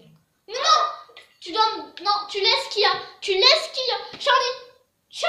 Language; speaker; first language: French; native; French